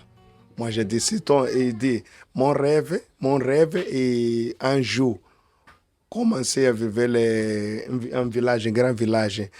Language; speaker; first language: French; non-native, learner; Portuguese